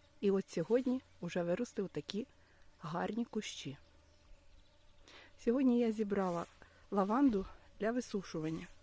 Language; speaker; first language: Ukrainian; native; Ukrainian